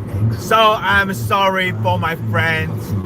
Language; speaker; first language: English; non-native, learner; Chinese